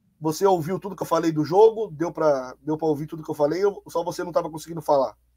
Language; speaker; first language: Portuguese; native; Portuguese